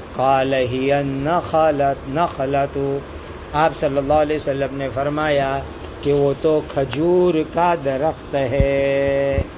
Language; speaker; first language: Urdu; non-native, local second language; Gujarati